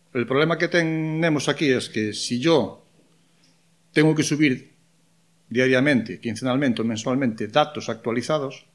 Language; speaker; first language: Spanish; non-native, local second language; Galician